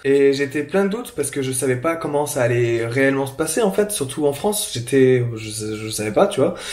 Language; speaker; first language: French; native; French